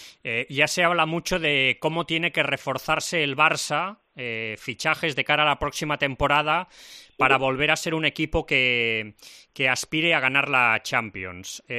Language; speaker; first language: Spanish; native; Spanish